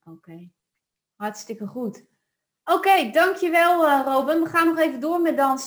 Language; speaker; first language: Dutch; native; Dutch